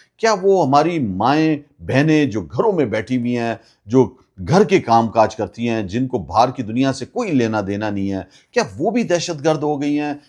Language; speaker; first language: Urdu; non-native, local second language; Pashto